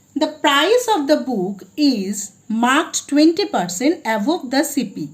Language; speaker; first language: English; non-native, local second language; Bangla